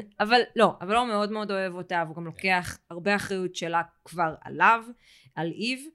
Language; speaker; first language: Hebrew; native; Hebrew